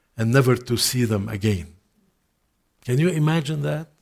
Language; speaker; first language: English; non-native, fluent; Arabic